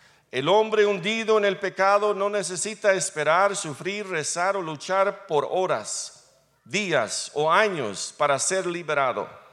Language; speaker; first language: Spanish; non-native, fluent; English